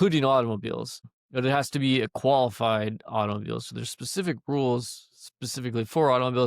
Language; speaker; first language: English; native; English